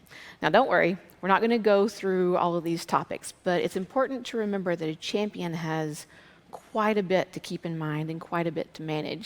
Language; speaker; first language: English; native; English